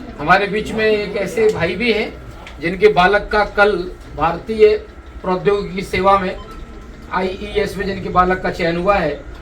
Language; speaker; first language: Hindi; native; Hindi